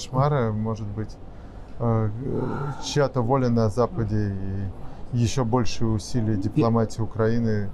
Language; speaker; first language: Russian; native; Russian